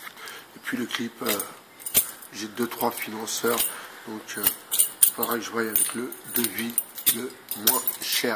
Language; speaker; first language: French; native; French